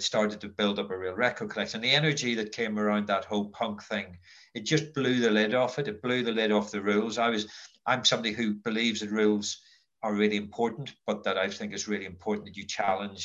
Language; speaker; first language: English; native; English